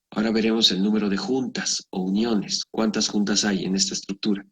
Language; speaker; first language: Spanish; native; Spanish